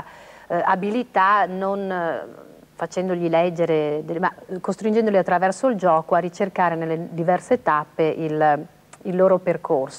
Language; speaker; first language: Italian; native; Italian